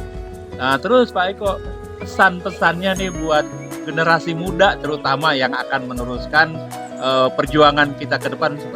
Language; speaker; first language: Indonesian; native; Indonesian